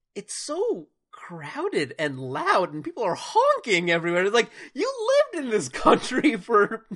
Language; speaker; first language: English; native; English